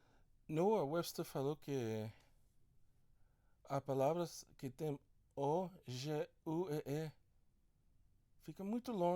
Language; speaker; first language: Portuguese; non-native, learner; English